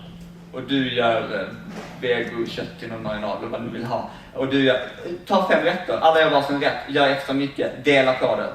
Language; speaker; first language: Swedish; native; Swedish